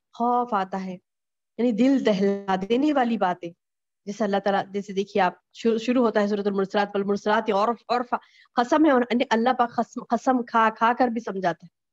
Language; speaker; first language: Hindi; native; Hindi